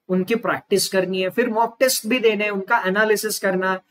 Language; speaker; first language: Hindi; non-native, local second language; Marathi